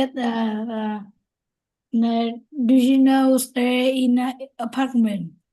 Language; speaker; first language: English; non-native, learner; Vietnamese